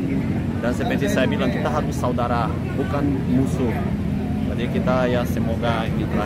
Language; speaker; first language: Indonesian; non-native, fluent; Portuguese